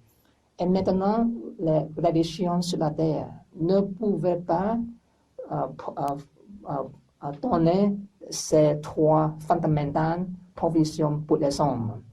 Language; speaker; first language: French; non-native, learner; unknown